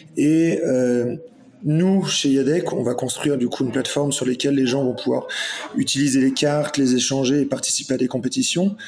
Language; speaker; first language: French; native; French